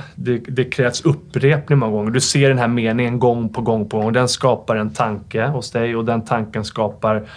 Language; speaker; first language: Swedish; native; Swedish